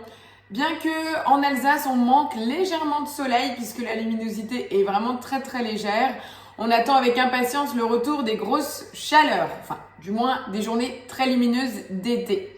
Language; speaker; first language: French; native; French